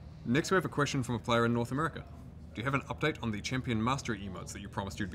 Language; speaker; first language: English; native; English